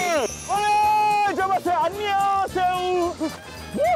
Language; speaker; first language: Korean; non-native, fluent; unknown